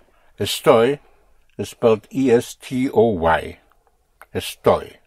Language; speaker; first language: Spanish; non-native, fluent; English